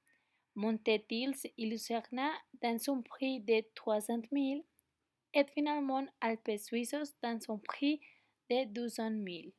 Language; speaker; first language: French; non-native, learner; Spanish